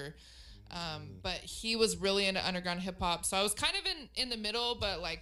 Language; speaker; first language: English; native; English